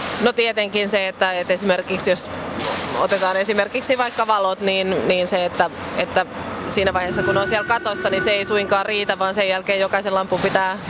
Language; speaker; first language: Finnish; native; Finnish